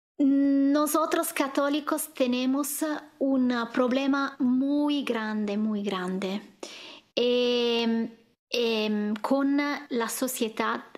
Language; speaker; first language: Spanish; non-native, fluent; Italian